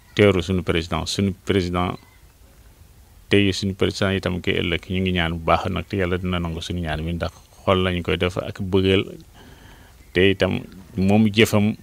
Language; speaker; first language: Wolof; non-native, local second language; Mandingo